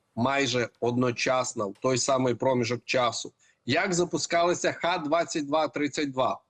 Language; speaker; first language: Ukrainian; native; Ukrainian